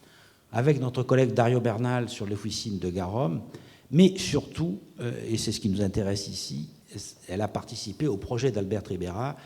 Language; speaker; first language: French; native; French